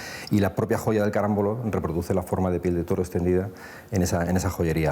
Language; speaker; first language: Spanish; native; Spanish